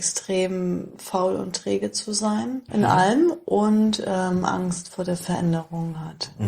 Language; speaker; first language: German; native; German